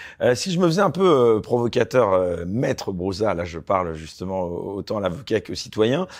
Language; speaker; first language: French; native; French